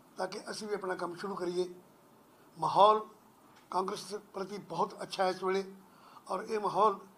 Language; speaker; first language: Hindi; non-native, local second language; Punjabi